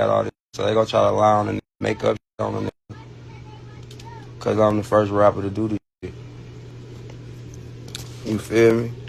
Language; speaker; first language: English; native; English